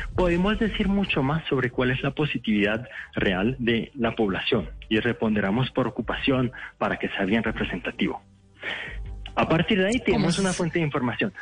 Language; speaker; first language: Spanish; non-native, fluent; French